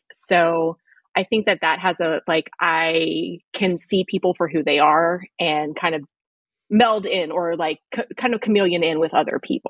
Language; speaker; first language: English; native; English